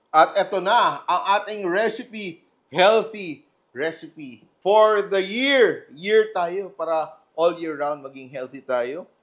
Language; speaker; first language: Filipino; non-native, local second language; Cebuano